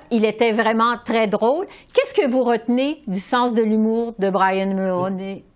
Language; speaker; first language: French; native; French